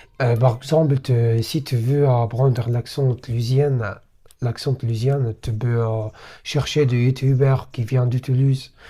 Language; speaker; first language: French; non-native, learner; Arabic